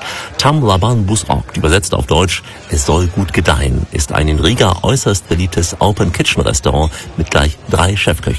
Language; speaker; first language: German; native; German